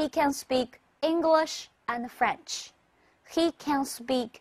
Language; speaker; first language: English; non-native, learner; Chinese